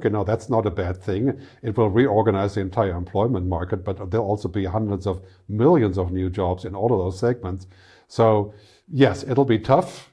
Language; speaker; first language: English; non-native, fluent; German